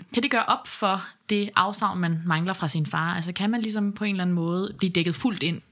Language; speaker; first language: Danish; native; Danish